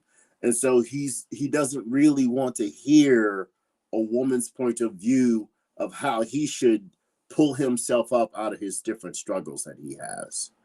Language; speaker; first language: English; native; English